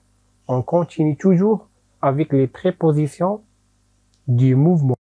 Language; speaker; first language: French; non-native, local second language; Arabic